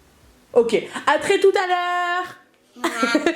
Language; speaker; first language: French; native; French